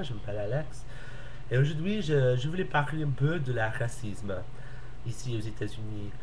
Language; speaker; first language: French; non-native, learner; English